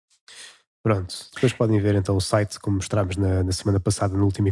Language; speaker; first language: Portuguese; native; Portuguese